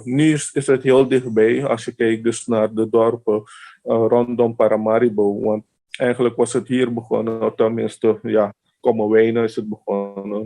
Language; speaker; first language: Dutch; non-native, local second language; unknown